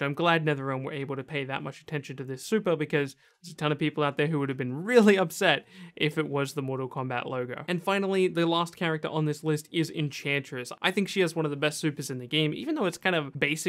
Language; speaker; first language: English; native; English